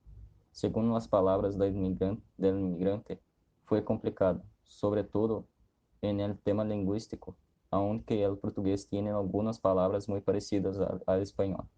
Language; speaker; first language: Spanish; non-native, learner; Portuguese